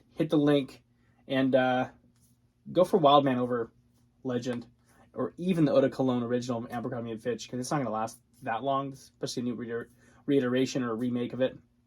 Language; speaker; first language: English; native; English